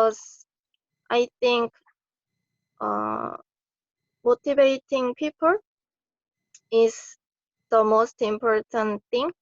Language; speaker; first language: English; non-native, learner; Korean